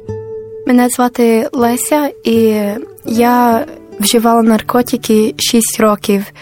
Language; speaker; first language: Ukrainian; non-native, learner; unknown